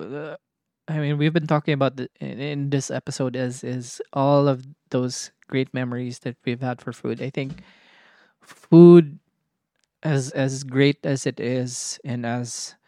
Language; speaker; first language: English; non-native, local second language; Cebuano